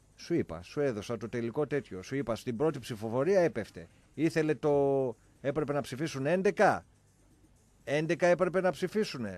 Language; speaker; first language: Greek; native; Greek